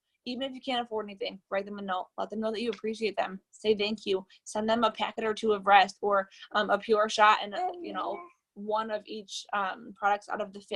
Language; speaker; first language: English; native; English